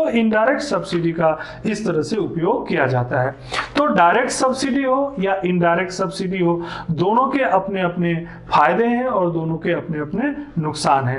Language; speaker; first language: Hindi; native; Hindi